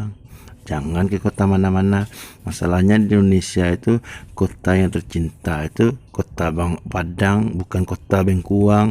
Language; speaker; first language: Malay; non-native, local second language; Minangkabau